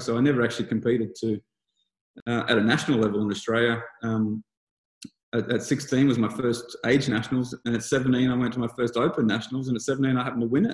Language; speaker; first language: English; native; English